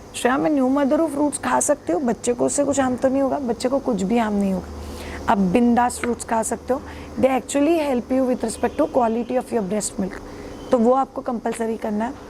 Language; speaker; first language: Hindi; non-native, local second language; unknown